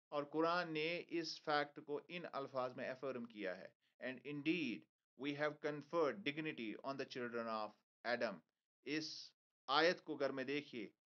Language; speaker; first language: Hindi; non-native, local second language; Kashmiri